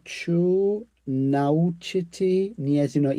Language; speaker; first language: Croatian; non-native, learner; English